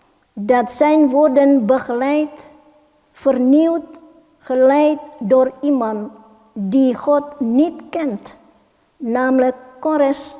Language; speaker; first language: Dutch; non-native, fluent; Indonesian